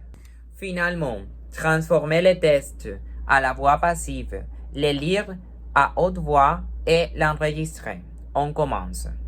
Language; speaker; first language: French; non-native, learner; Spanish